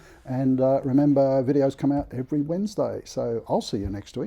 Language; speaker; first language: English; native; English